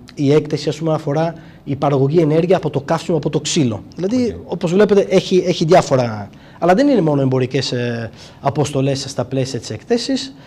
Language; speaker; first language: Greek; non-native, fluent; Italian